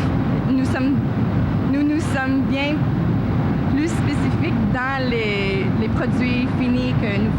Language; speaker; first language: French; non-native, local second language; English